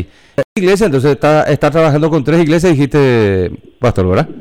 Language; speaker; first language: Spanish; native; Spanish